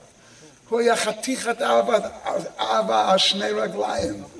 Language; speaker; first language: Hebrew; non-native, fluent; English